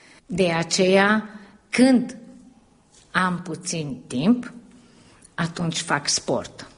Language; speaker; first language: Romanian; early bilingual, heritage; Romanian